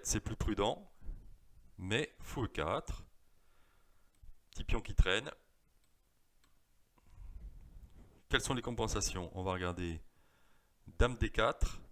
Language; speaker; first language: French; native; French